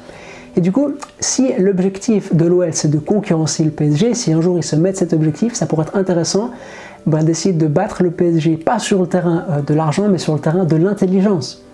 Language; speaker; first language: French; native; French